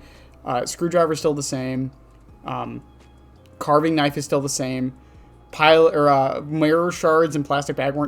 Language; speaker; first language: English; native; English